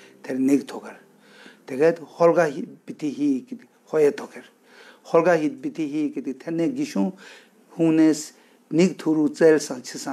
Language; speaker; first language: Mongolian; non-native, fluent; Tibetan